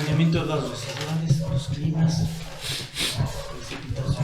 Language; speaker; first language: Spanish; native; Spanish